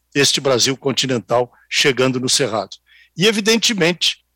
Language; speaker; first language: Portuguese; native; Portuguese